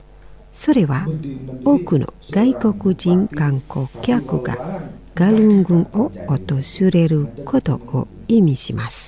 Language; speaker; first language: Japanese; non-native, fluent; Indonesian